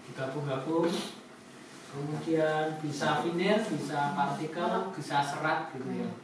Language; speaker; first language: Indonesian; native; Indonesian